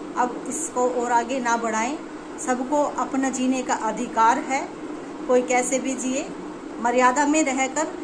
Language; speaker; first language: Hindi; native; Hindi